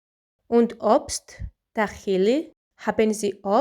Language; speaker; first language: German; non-native, fluent; Georgian